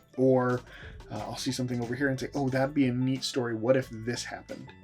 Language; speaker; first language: English; native; English